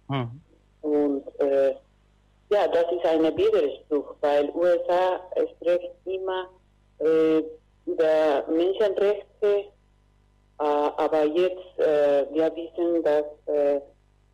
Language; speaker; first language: German; non-native, fluent; Spanish